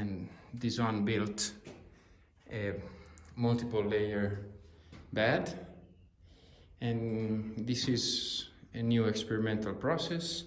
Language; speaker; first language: English; non-native, fluent; Italian